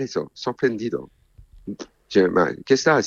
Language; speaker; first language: Spanish; non-native, fluent; Italian